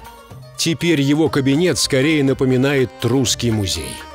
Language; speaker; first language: Russian; native; Russian